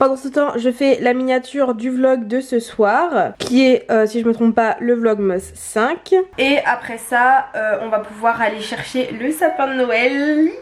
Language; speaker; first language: French; native; French